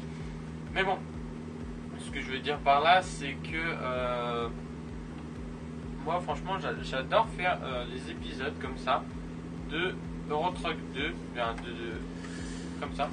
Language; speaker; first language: French; native; French